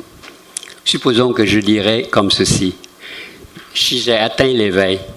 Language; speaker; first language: French; non-native, fluent; Vietnamese